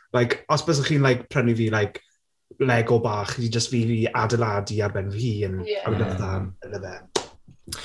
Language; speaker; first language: Welsh; native; Welsh